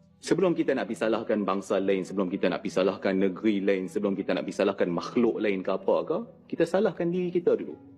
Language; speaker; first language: Malay; native; Malay